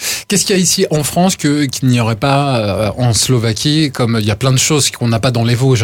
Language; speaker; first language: French; native; French